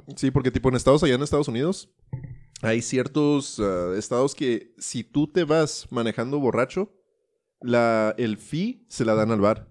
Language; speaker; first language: Spanish; early bilingual, heritage; Spanish